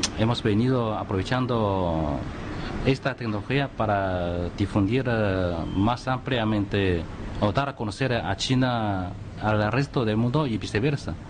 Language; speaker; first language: Spanish; non-native, fluent; Chinese